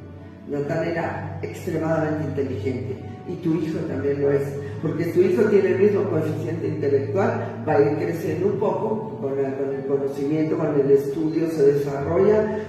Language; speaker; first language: Spanish; native; Spanish